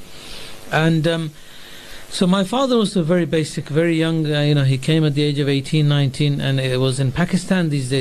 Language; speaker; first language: English; native; English